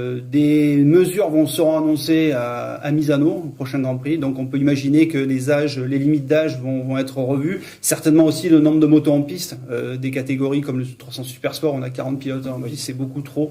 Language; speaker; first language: French; native; French